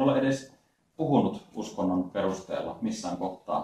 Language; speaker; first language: Finnish; native; Finnish